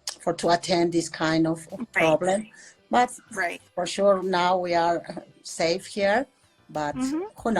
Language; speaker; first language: English; non-native, fluent; Spanish